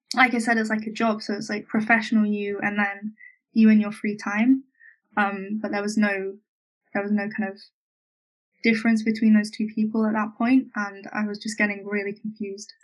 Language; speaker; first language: English; native; English